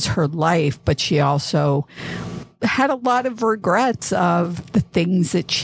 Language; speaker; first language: English; native; English